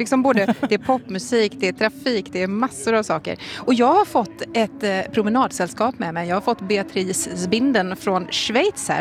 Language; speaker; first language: Swedish; native; Swedish